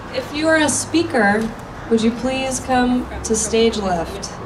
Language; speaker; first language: English; native; English